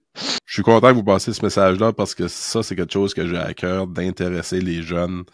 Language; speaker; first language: French; native; French